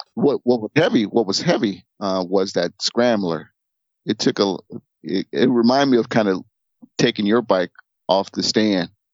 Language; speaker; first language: English; native; English